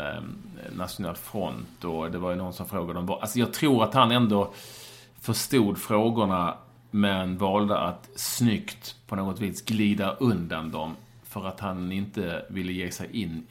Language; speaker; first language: Swedish; native; Swedish